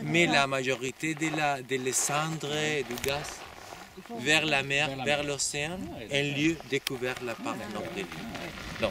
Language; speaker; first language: French; non-native, learner; Spanish